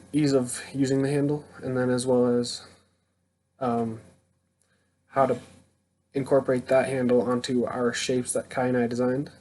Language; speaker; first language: English; native; English